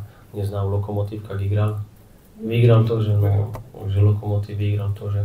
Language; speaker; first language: Russian; non-native, fluent; Czech